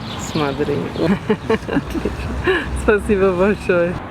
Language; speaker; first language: Russian; non-native, learner; German